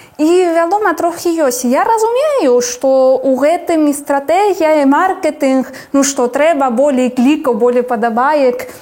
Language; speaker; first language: Belarusian; non-native, fluent; Spanish